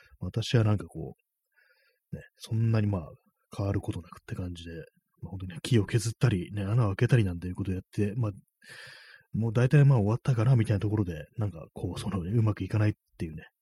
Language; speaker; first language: Japanese; native; Japanese